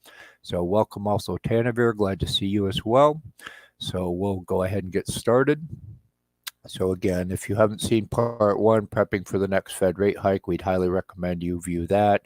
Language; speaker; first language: English; native; English